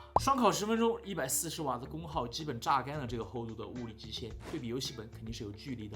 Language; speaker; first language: Chinese; native; Chinese